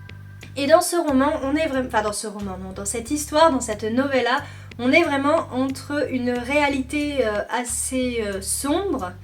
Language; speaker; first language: French; native; French